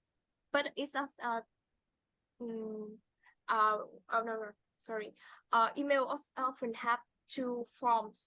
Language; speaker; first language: English; non-native, fluent; Vietnamese